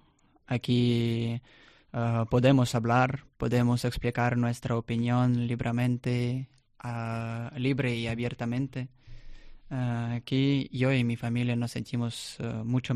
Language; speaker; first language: Spanish; non-native, learner; Russian